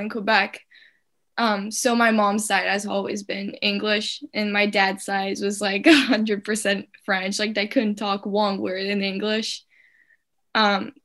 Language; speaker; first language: English; non-native, fluent; French